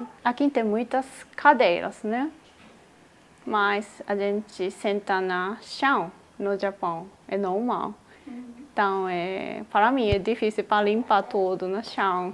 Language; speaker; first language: Portuguese; non-native, learner; Japanese